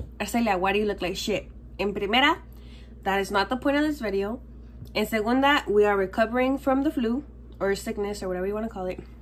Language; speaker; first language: English; early bilingual, other home language; Spanish